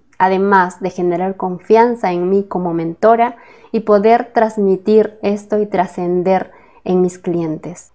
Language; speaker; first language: Spanish; native; Spanish